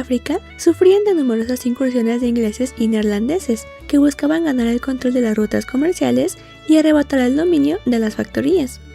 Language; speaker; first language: Spanish; native; Spanish